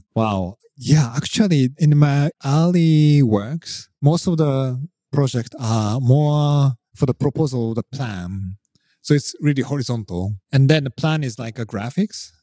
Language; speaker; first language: English; non-native, fluent; Japanese